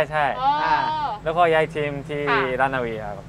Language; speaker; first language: Thai; non-native, learner; Japanese